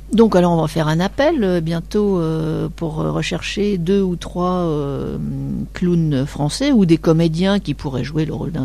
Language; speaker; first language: French; native; French